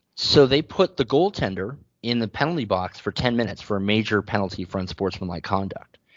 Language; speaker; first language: English; native; English